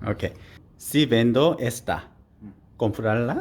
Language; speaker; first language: Spanish; non-native, learner; Korean